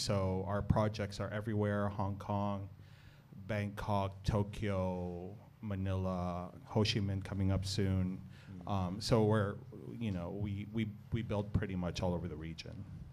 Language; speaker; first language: English; non-native, local second language; Filipino